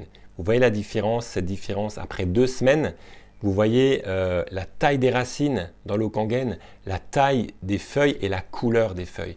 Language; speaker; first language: French; native; French